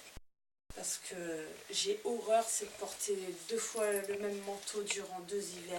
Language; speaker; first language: French; native; French